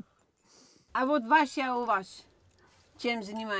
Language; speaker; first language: Russian; non-native, fluent; Dutch